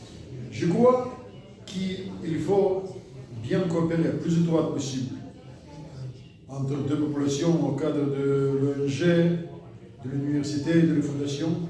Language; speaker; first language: French; non-native, learner; Russian